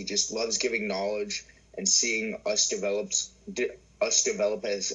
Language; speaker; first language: English; native; English